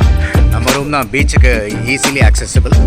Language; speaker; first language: Tamil; native; Tamil